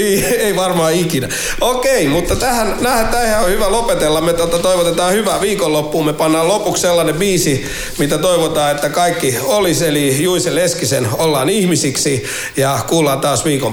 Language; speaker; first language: Finnish; native; Finnish